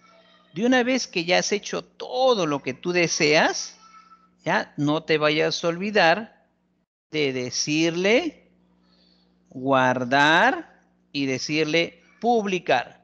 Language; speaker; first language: Spanish; native; Spanish